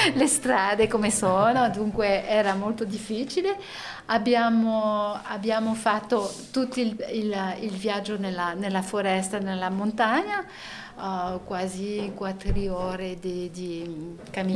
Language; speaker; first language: Italian; non-native, learner; French